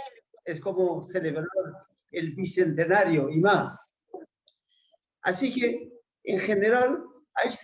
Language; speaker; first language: Spanish; non-native, learner; Persian